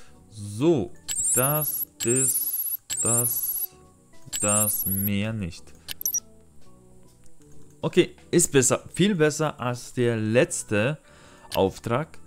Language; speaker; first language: German; non-native, learner; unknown